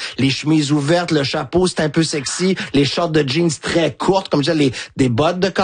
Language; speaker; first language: French; native; French